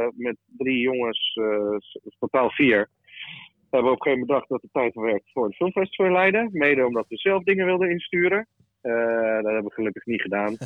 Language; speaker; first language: Dutch; early bilingual, other home language; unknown